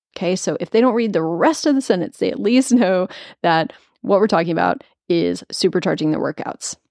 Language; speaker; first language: English; native; English